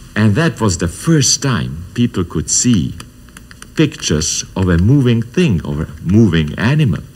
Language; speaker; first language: English; non-native, fluent; Czech